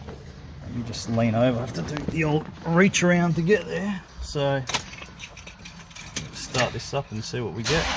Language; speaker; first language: English; native; English